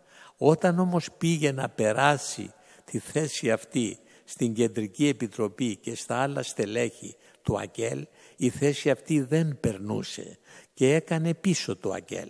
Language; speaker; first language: Greek; native; Greek